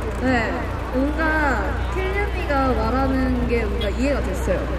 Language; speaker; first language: Korean; non-native, fluent; Japanese